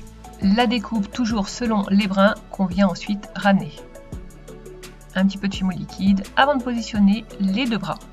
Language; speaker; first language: French; native; French